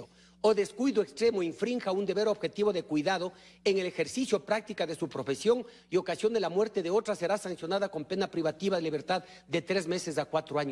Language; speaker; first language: Spanish; native; Spanish